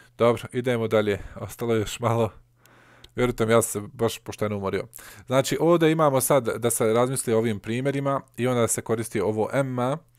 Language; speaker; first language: Bosnian; early bilingual, heritage; Bosnian